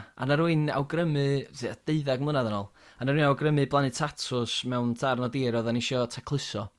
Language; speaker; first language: Welsh; native; Welsh